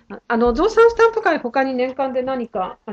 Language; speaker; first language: Japanese; native; Japanese